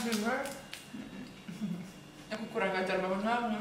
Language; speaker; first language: Indonesian; non-native, fluent; Romanian